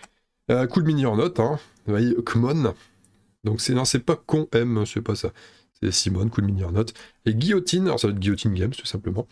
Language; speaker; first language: French; native; French